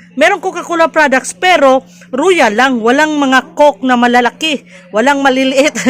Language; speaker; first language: Filipino; non-native, local second language; Cebuano